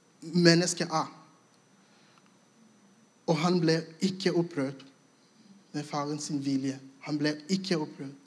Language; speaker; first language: Norwegian; non-native, fluent; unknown